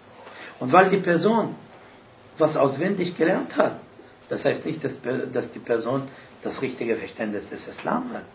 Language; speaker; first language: German; non-native, fluent; Arabic